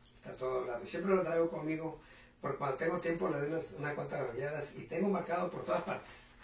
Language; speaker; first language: Spanish; non-native, local second language; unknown